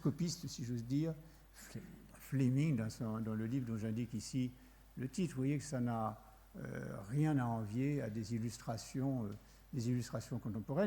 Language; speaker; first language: French; native; French